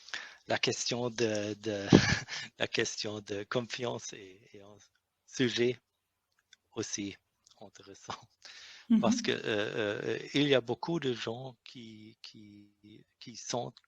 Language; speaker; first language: French; non-native, learner; German